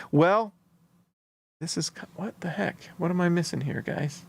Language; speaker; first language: English; native; English